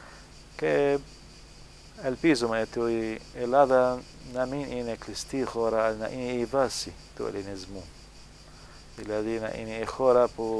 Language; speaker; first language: Greek; non-native, fluent; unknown